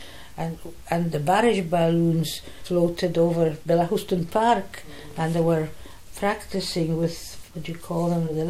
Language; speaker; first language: English; non-native, fluent; Polish